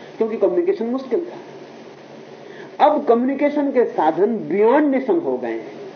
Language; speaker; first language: Hindi; native; Hindi